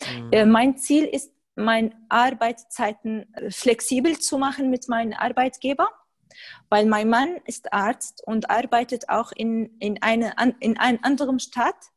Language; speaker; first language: German; non-native, fluent; Arabic